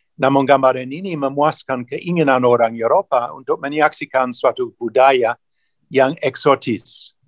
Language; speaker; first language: Indonesian; non-native, fluent; English